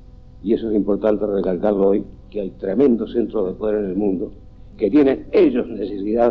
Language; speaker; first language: Spanish; native; Spanish